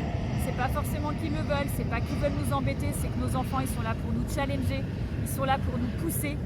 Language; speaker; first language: French; native; French